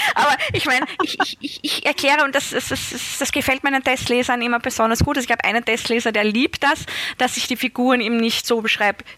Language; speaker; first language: German; native; German